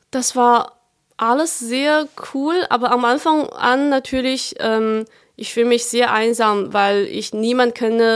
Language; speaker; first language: German; non-native, fluent; Chinese